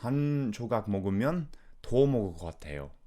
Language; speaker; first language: Korean; non-native, fluent; English